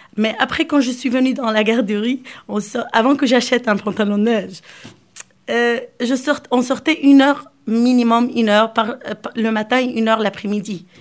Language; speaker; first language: French; non-native, local second language; Arabic